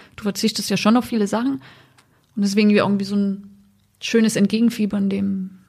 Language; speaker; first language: German; native; German